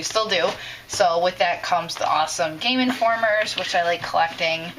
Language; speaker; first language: English; native; English